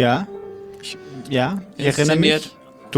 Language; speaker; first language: German; native; German